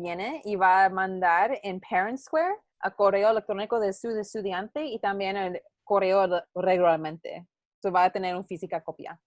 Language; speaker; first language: Spanish; non-native, learner; English